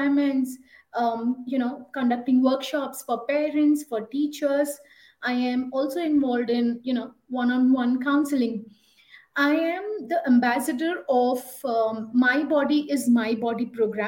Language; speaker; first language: English; non-native, local second language; Hindi